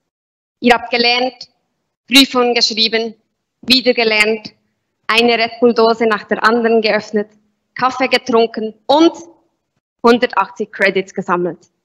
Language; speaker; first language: German; native; German